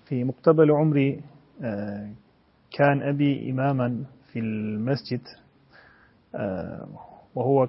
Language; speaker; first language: Arabic; non-native, fluent; Turkish